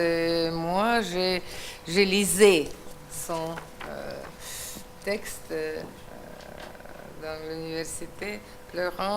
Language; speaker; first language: French; non-native, fluent; Russian